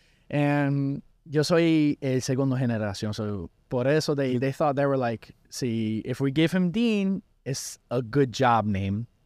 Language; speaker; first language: English; native; English